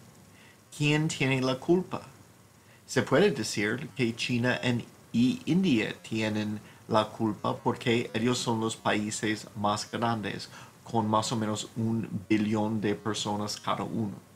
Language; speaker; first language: Spanish; non-native, fluent; English